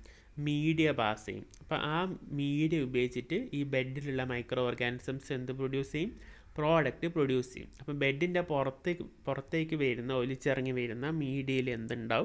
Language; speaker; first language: Malayalam; native; Malayalam